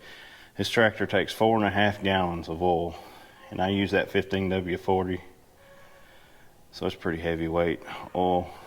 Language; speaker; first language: English; native; English